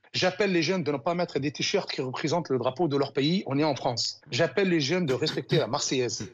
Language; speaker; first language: French; non-native, local second language; Arabic